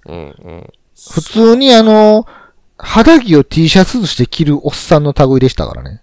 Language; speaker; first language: Japanese; native; Japanese